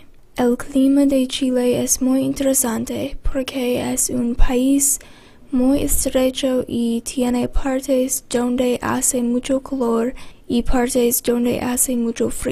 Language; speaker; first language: Spanish; non-native, learner; English